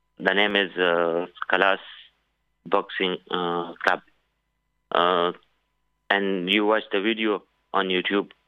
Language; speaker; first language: English; non-native, learner; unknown